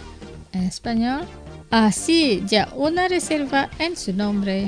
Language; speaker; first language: Spanish; non-native, fluent; Indonesian